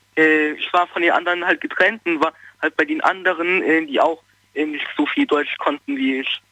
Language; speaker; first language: German; early bilingual, other home language; Turkish